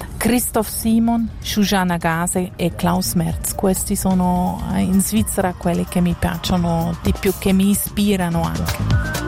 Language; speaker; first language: Italian; non-native, local second language; German